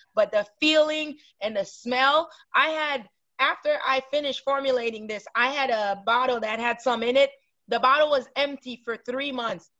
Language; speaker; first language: English; non-native, fluent; Haitian Creole